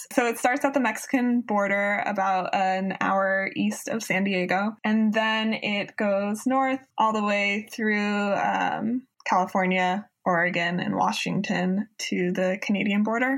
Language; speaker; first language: English; native; English